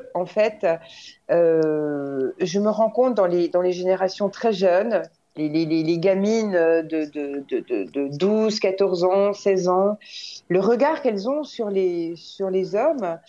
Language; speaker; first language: French; native; French